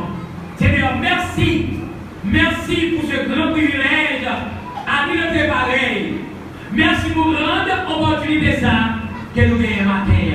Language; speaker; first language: French; non-native, local second language; Haitian Creole